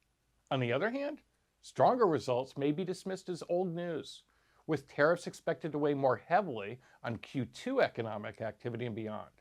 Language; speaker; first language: English; native; English